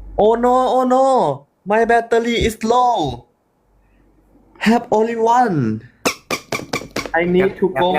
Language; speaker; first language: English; non-native, learner; Thai